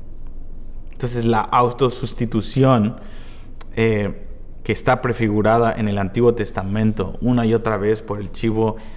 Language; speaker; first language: Spanish; native; Spanish